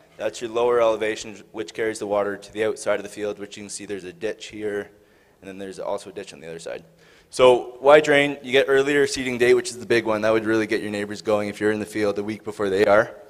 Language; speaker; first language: English; native; English